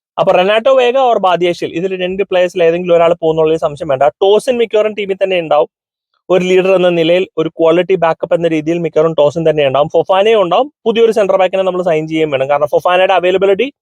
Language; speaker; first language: Malayalam; native; Malayalam